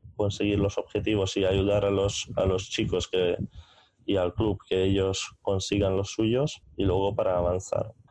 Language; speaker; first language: Spanish; non-native, fluent; Hungarian